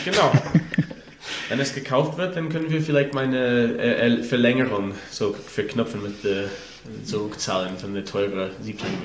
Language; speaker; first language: German; non-native, learner; English